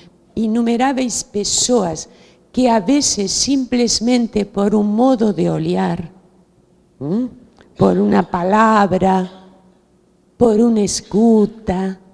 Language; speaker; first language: Portuguese; non-native, fluent; Spanish